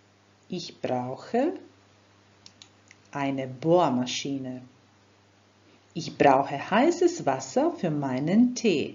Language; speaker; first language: German; non-native, fluent; Croatian